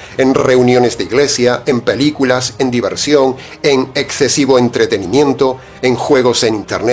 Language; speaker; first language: Spanish; native; Spanish